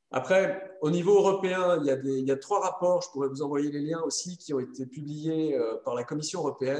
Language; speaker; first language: French; native; French